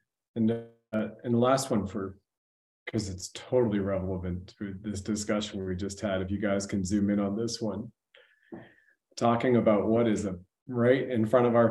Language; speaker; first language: English; native; English